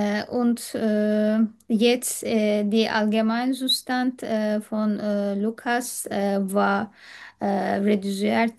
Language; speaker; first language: German; non-native, learner; Turkish